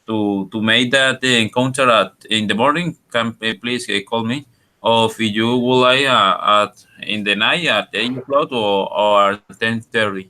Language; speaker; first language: English; non-native, learner; Spanish